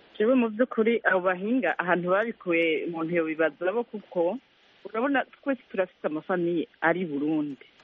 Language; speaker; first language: Rundi; native; Rundi